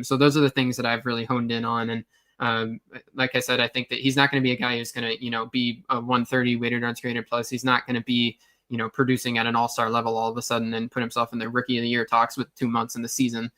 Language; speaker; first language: English; native; English